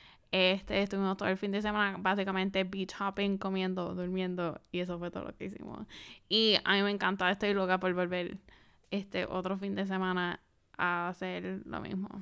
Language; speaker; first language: Spanish; early bilingual, other home language; English